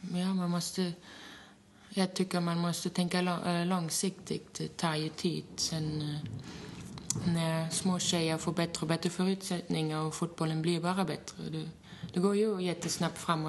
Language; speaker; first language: Swedish; non-native, fluent; German